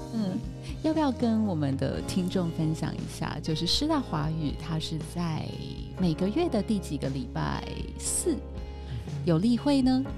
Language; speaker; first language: Chinese; non-native, fluent; Spanish